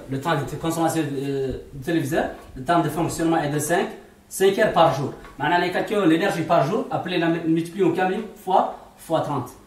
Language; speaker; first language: French; non-native, local second language; Arabic